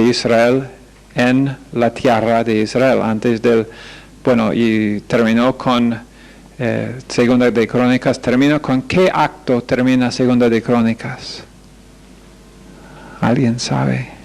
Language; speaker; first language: Spanish; non-native, fluent; English